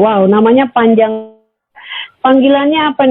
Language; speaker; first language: Indonesian; native; Indonesian